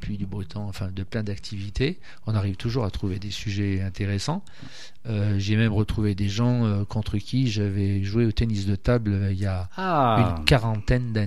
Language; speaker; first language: French; native; French